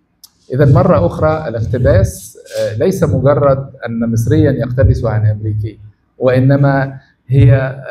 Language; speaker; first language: Arabic; native; Arabic